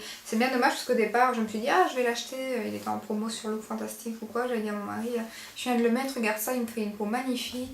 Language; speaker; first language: French; native; French